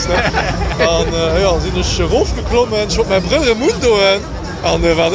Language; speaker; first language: German; native; German